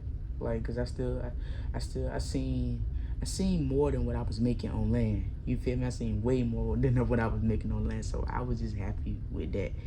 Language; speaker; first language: English; native; English